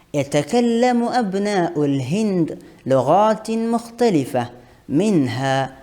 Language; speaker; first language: Arabic; non-native, fluent; Malayalam